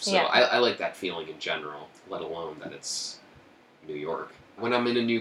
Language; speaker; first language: English; native; English